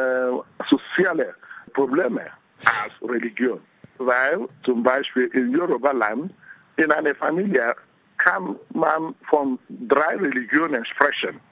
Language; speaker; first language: German; non-native, fluent; Igbo